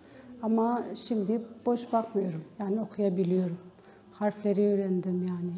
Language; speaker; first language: Turkish; non-native, local second language; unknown